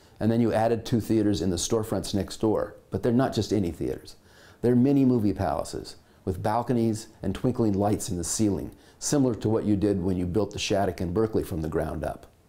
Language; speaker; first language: English; native; English